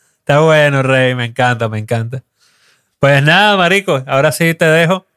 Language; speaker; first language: Spanish; native; Spanish